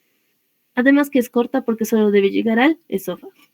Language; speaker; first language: Spanish; native; Spanish